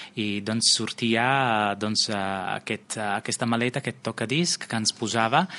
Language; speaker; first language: Catalan; non-native, fluent; Italian